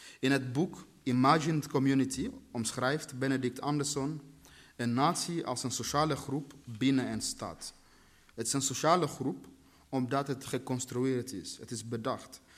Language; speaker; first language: Dutch; early bilingual, other home language; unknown